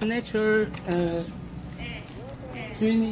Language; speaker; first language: English; non-native, learner; Chinese